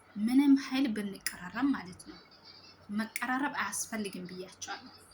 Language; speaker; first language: Amharic; native; Amharic